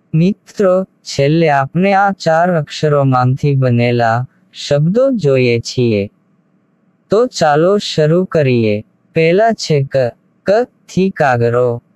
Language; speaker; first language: Gujarati; non-native, local second language; Urdu